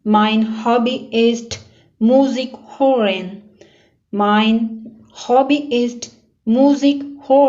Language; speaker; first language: German; non-native, fluent; Urdu